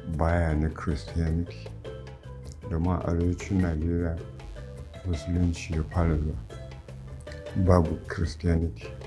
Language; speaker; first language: Hausa; native; Hausa